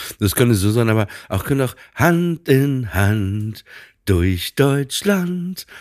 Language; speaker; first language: German; native; German